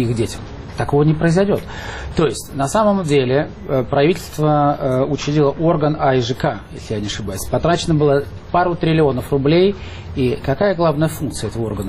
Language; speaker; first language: Russian; native; Russian